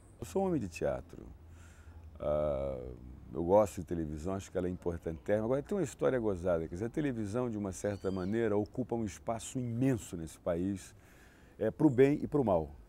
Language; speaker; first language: Portuguese; native; Portuguese